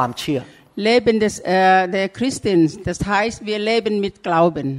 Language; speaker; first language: German; non-native, learner; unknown